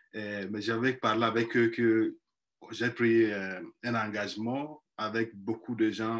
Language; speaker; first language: French; non-native, fluent; Igbo